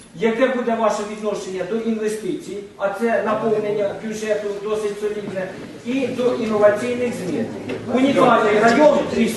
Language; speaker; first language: Ukrainian; native; Ukrainian